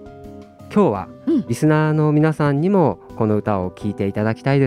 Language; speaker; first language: Japanese; native; Japanese